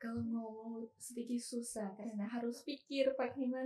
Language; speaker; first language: Indonesian; non-native, learner; Chinese